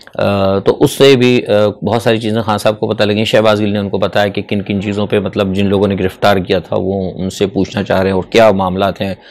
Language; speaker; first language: Urdu; native; Urdu